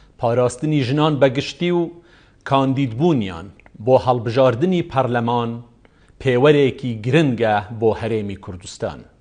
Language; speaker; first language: Central Kurdish; non-native, local second language; Kurdish